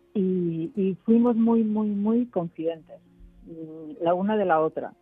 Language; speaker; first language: Spanish; native; Spanish